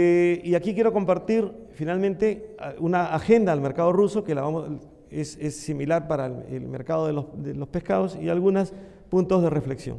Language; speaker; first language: Spanish; native; Spanish